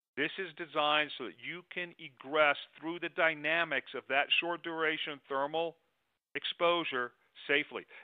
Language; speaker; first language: English; native; English